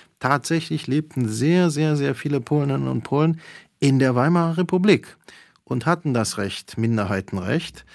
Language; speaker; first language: German; early bilingual, other home language; Polish